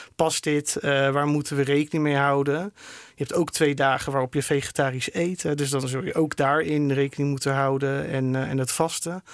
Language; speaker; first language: Dutch; native; Dutch